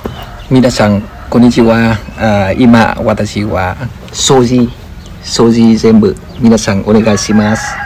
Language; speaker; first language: Japanese; non-native, learner; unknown